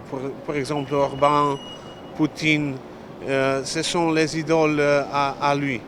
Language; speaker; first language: French; non-native, learner; Serbian